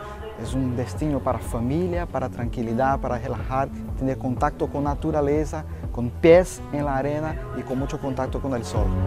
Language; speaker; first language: Spanish; non-native, fluent; Portuguese